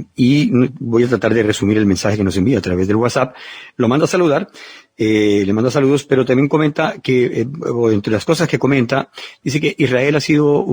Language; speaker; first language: Spanish; native; Spanish